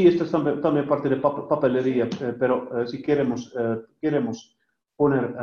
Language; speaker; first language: Spanish; non-native, learner; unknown